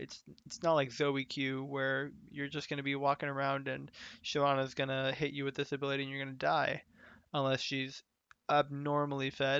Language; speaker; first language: English; native; English